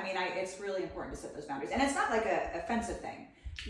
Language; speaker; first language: English; native; English